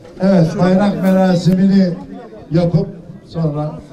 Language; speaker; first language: Turkish; native; Turkish